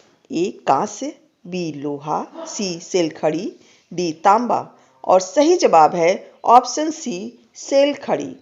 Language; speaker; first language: Hindi; native; Hindi